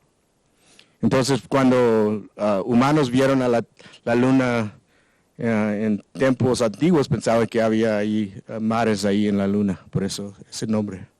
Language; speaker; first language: Spanish; non-native, learner; English